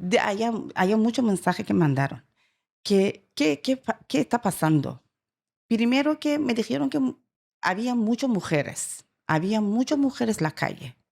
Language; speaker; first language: Spanish; non-native, learner; Persian